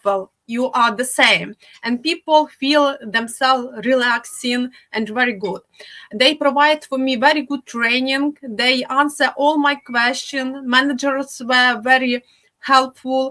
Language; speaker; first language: English; non-native, fluent; Ukrainian